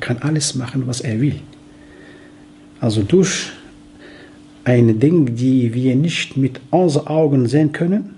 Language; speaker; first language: German; non-native, fluent; Arabic